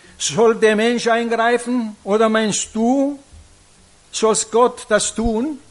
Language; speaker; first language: German; non-native, fluent; Italian